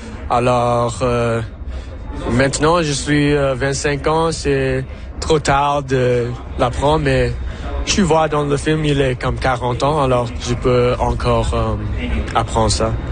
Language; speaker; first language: French; non-native, local second language; English